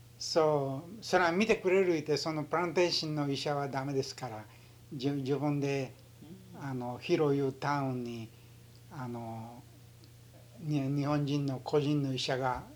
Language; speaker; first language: Japanese; early bilingual, heritage; Japanese